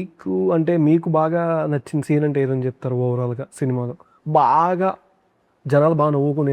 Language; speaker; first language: Telugu; native; Telugu